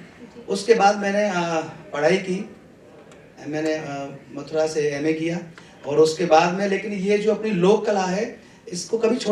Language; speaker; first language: Hindi; native; Hindi